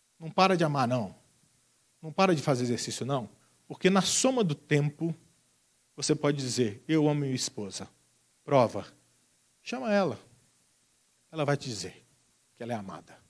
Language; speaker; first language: Portuguese; native; Portuguese